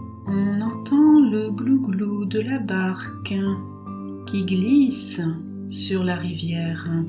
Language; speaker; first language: French; native; French